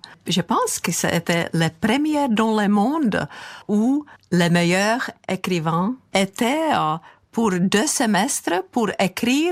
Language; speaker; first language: French; non-native, fluent; Czech